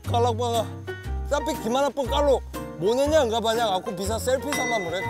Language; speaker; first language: Indonesian; non-native, learner; Korean